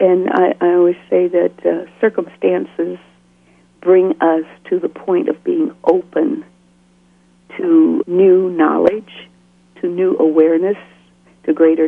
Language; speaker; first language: English; native; English